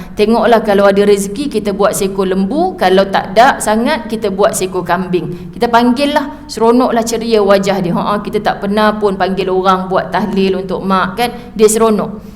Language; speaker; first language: Malay; native; Malay